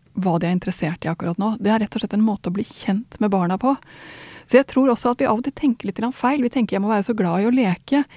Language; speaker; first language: Norwegian; non-native, fluent; Swedish